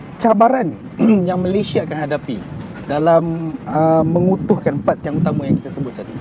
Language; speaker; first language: Malay; native; Malay